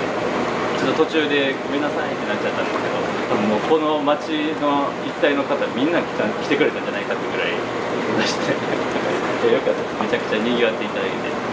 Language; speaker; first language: Japanese; native; Japanese